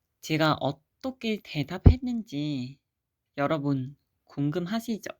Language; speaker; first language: Korean; non-native, fluent; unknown